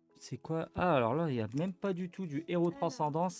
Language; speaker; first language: French; native; French